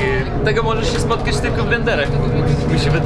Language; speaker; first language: Polish; non-native, learner; Russian